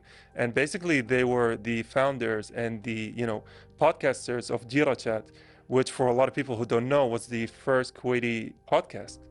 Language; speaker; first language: English; non-native, fluent; Arabic